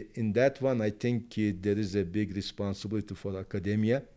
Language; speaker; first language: English; non-native, fluent; Turkish